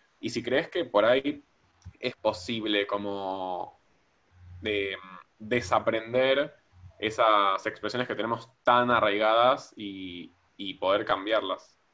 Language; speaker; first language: Spanish; native; Spanish